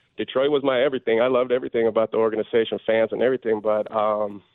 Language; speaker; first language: English; non-native, fluent; Swedish